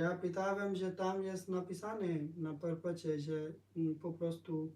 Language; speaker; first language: Polish; non-native, learner; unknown